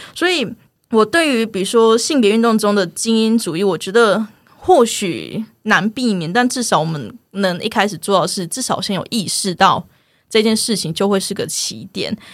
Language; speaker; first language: Chinese; non-native, local second language; Min Nan Chinese